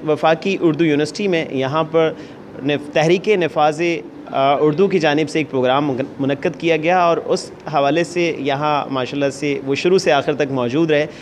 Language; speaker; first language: Urdu; native; Urdu